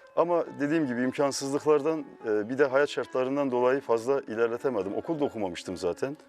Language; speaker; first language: Turkish; native; Turkish